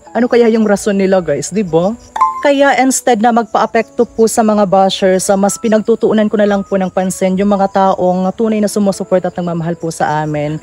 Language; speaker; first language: Filipino; non-native, local second language; Waray